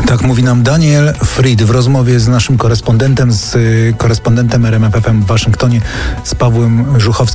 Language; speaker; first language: Polish; native; Polish